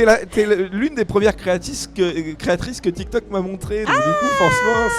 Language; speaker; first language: French; native; French